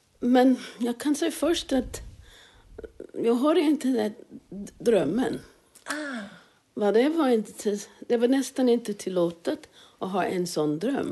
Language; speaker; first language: Swedish; non-native, fluent; English